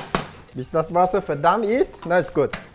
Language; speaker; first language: German; non-native, learner; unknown